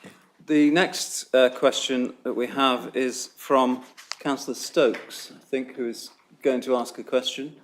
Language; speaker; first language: English; native; English